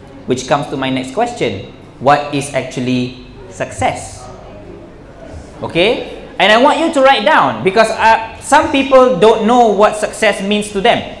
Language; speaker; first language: English; non-native, local second language; Malay